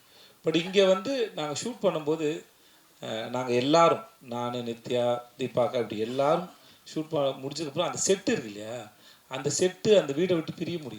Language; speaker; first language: Tamil; native; Tamil